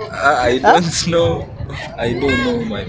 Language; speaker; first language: English; non-native, learner; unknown